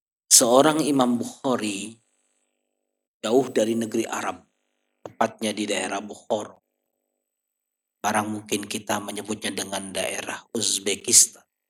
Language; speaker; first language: Indonesian; non-native, fluent; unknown